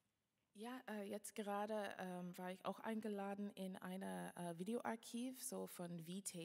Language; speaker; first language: German; non-native, fluent; English